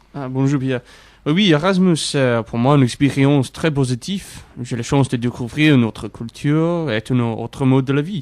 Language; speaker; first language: French; non-native, fluent; English